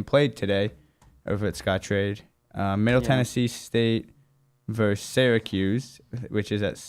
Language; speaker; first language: English; native; English